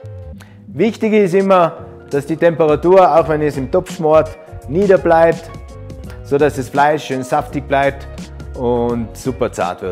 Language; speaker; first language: German; native; German